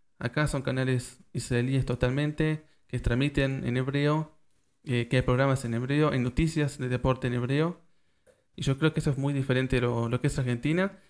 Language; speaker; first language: Spanish; early bilingual, heritage; Spanish